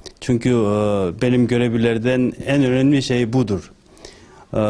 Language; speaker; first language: Turkish; non-native, learner; Korean